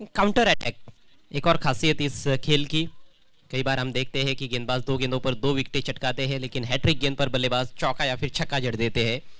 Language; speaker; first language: Hindi; non-native, local second language; Marathi